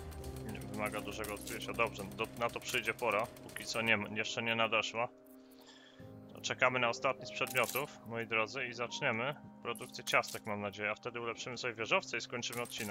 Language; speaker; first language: Polish; native; Polish